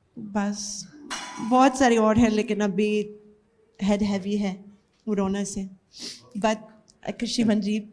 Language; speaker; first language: Hindi; non-native, learner; English